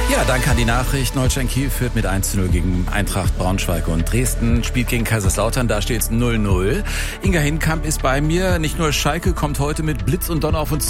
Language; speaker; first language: German; native; German